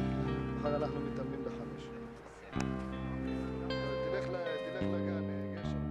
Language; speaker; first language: Hebrew; native; Hebrew